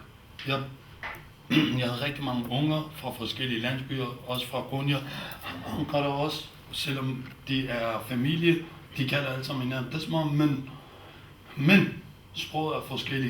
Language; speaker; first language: Danish; non-native, fluent; Kurdish